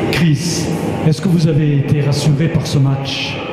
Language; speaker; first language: French; native; French